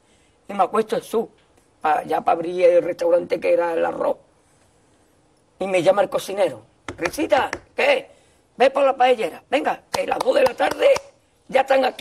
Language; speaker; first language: Spanish; native; Spanish